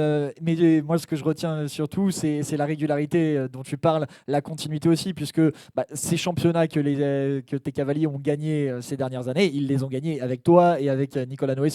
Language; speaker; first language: French; native; French